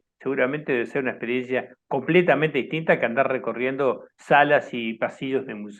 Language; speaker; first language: Spanish; native; Spanish